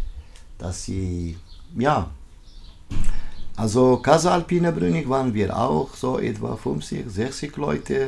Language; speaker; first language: German; non-native, learner; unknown